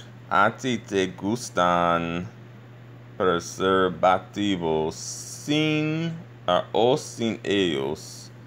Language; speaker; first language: Spanish; non-native, learner; English